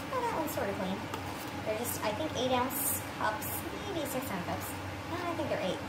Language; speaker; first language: English; native; English